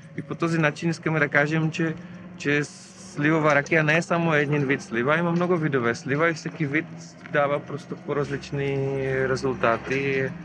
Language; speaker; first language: Bulgarian; non-native, fluent; Czech